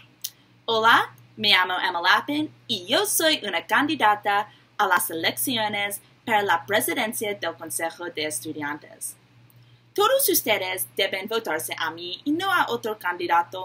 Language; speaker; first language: Spanish; non-native, learner; English